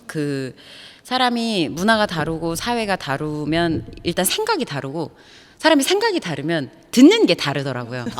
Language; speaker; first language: Korean; native; Korean